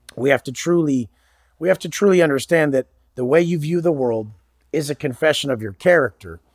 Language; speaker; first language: English; native; English